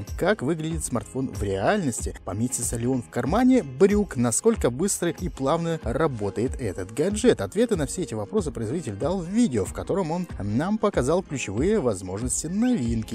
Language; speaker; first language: Russian; native; Russian